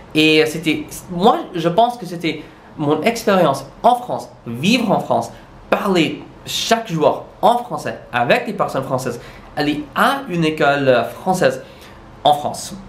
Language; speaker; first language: French; non-native, local second language; English